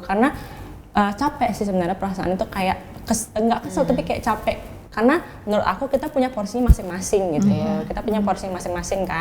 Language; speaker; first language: Indonesian; native; Indonesian